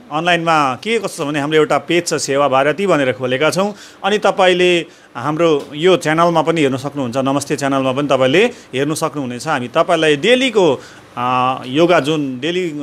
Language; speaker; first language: Nepali; native; Nepali